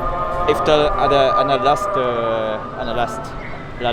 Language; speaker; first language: Arabic; non-native, learner; Japanese